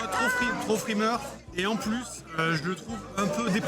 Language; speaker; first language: French; native; French